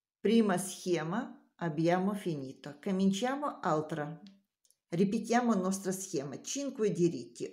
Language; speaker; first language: Italian; non-native, learner; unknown